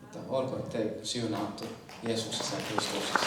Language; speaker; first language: Finnish; non-native, fluent; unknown